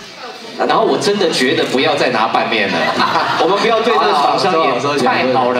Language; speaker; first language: Chinese; native; Chinese